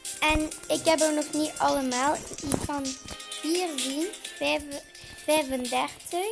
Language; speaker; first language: Dutch; non-native, learner; Turkish